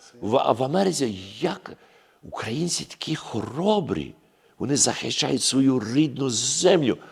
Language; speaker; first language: Ukrainian; early bilingual, heritage; Ukrainian